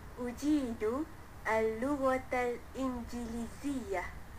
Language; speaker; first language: Arabic; non-native, learner; Malay